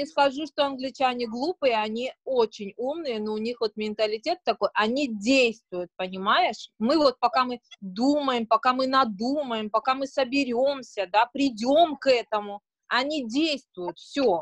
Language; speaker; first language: Russian; native; Russian